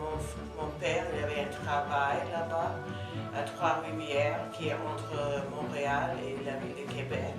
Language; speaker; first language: French; non-native, fluent; English